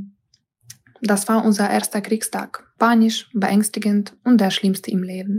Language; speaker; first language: German; non-native, fluent; Ukrainian